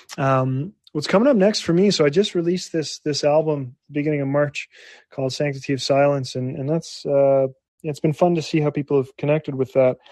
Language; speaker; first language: English; native; English